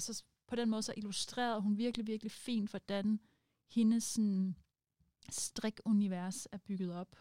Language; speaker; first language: Danish; native; Danish